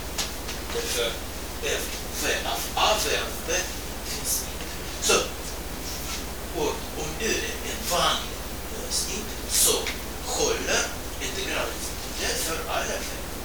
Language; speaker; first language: Swedish; non-native, fluent; Russian